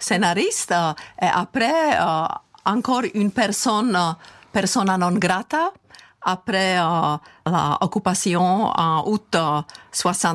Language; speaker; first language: French; non-native, fluent; Czech